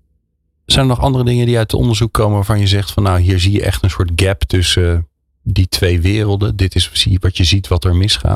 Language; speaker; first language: Dutch; native; Dutch